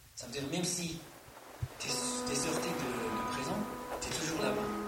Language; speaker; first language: French; non-native, fluent; Arabic